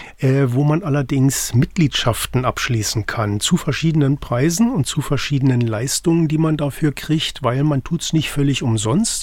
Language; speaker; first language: German; native; German